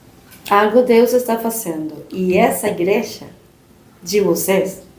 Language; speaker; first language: Portuguese; non-native, learner; Spanish